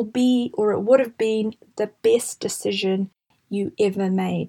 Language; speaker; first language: English; native; English